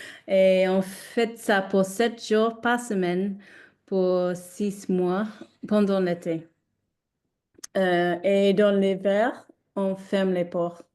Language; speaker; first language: French; non-native, learner; English